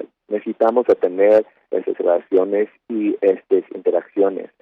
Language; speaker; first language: Spanish; early bilingual, heritage; Spanish